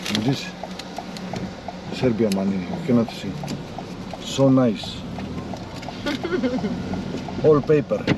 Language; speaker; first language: English; non-native, learner; Greek